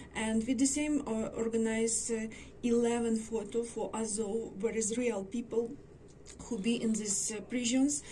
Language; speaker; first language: English; non-native, learner; Ukrainian